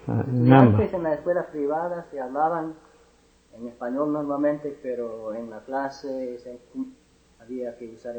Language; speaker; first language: Spanish; non-native, fluent; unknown